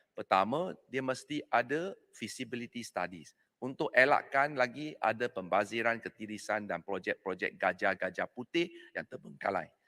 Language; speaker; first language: Malay; non-native, local second language; Chinese